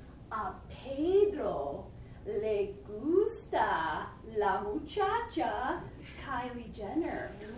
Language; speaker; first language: Spanish; non-native, fluent; English